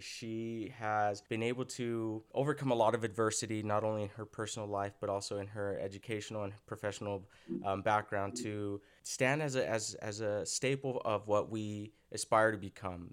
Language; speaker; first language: English; early bilingual, other home language; Spanish